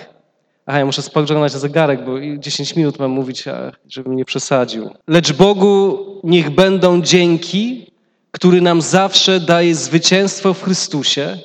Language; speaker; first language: Polish; native; Polish